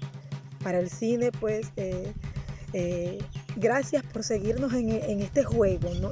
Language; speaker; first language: Spanish; non-native, local second language; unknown